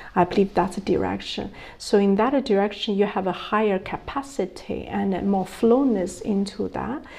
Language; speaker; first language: English; non-native, fluent; Chinese